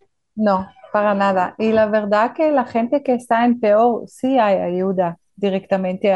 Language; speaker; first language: Spanish; non-native, fluent; Hebrew